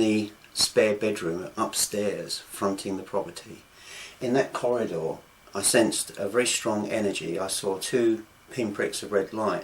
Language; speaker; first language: English; native; English